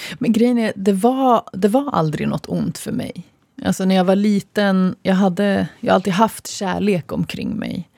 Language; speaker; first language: Swedish; early bilingual, other home language; Arabic